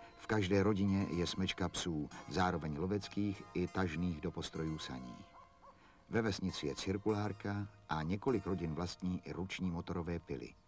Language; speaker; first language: Czech; native; Czech